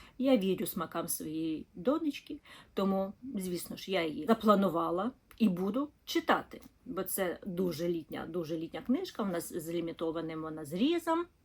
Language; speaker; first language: Ukrainian; non-native, local second language; Russian